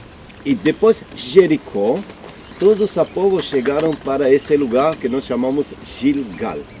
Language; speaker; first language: Portuguese; non-native, learner; Hebrew